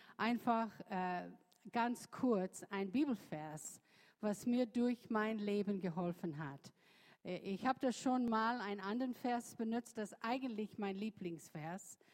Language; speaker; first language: German; non-native, fluent; English